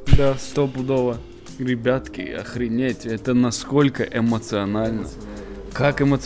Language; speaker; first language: Russian; native; Russian